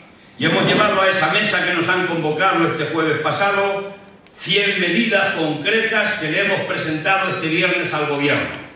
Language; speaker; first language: Spanish; native; Spanish